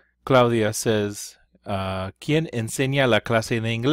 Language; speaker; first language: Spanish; non-native, fluent; English